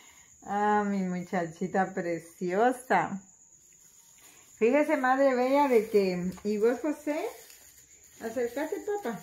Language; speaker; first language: Spanish; native; Spanish